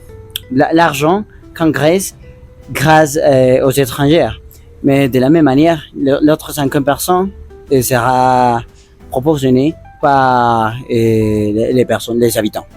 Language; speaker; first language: French; non-native, learner; Spanish